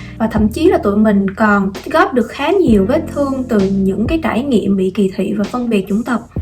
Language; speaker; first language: Vietnamese; native; Vietnamese